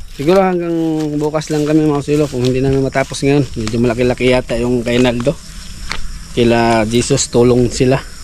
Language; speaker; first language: Filipino; native; Filipino